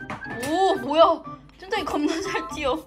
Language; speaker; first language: Korean; native; Korean